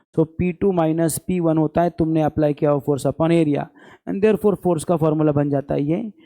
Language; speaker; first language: Hindi; non-native, local second language; Marathi